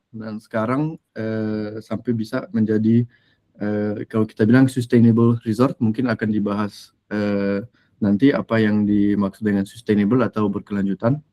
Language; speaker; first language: Indonesian; non-native, fluent; French